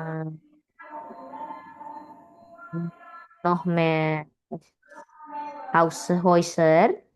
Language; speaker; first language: German; non-native, learner; Indonesian